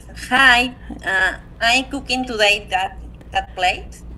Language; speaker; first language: English; non-native, learner; Spanish